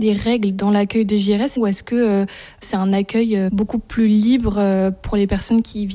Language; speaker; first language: French; native; French